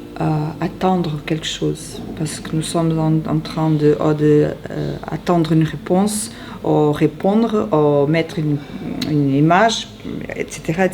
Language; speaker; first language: French; non-native, fluent; Portuguese